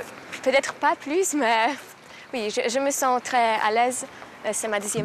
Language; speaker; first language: French; non-native, fluent; Polish